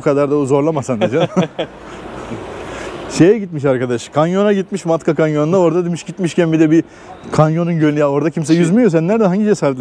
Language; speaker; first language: Turkish; native; Turkish